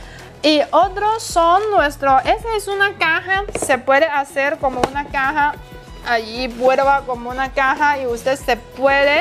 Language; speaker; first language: Spanish; non-native, learner; Chinese